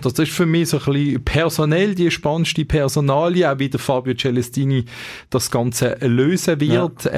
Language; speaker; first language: German; native; German